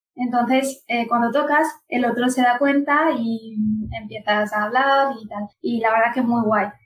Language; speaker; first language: Spanish; non-native, fluent; Punjabi